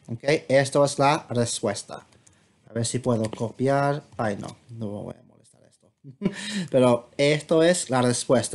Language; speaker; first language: Spanish; non-native, fluent; English